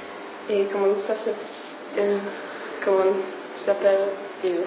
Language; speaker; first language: French; non-native, learner; English